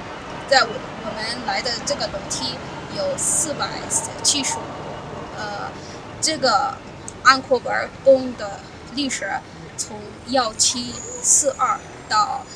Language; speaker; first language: Chinese; non-native, learner; Amharic